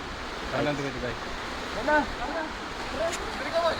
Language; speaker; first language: Filipino; non-native, local second language; Cebuano